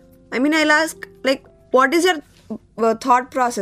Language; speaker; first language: English; non-native, local second language; Telugu